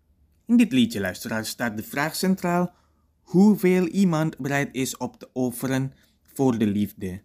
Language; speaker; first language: Dutch; non-native, fluent; Indonesian